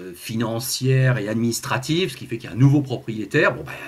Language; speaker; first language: French; native; French